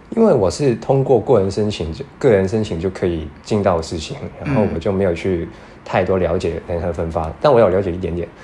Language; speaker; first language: Chinese; non-native, fluent; Cantonese